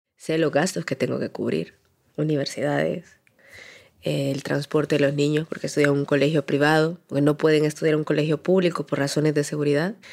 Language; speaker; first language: Spanish; native; Spanish